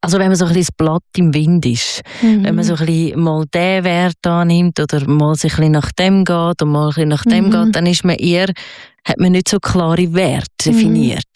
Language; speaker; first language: German; native; German